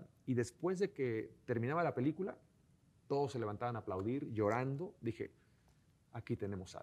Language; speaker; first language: Spanish; native; Spanish